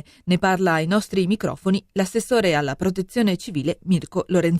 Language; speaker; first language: Italian; native; Italian